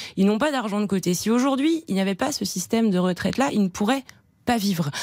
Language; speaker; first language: French; native; French